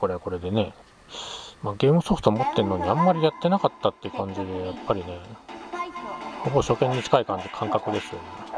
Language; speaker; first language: Japanese; native; Japanese